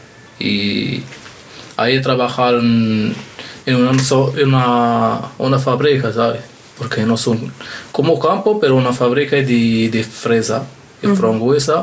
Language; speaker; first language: Spanish; non-native, learner; Arabic